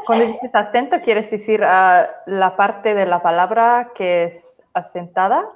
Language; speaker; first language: Spanish; non-native, fluent; English